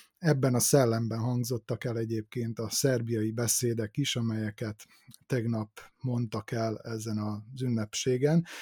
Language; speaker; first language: Hungarian; native; Hungarian